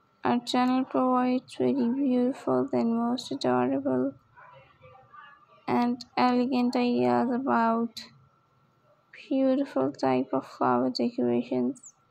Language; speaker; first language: English; non-native, local second language; Urdu